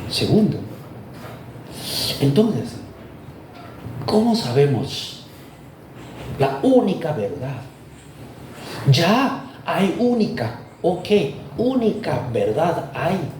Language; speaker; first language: Spanish; non-native, fluent; Korean